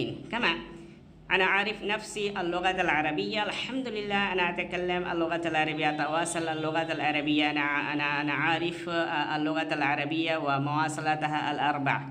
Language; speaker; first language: Arabic; non-native, fluent; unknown